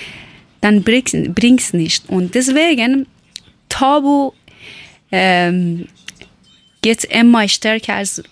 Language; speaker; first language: German; non-native, learner; Persian